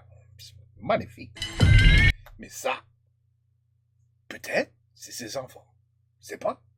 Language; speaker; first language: French; non-native, fluent; English